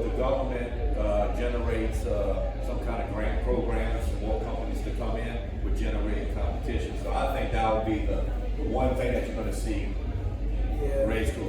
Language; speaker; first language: English; native; English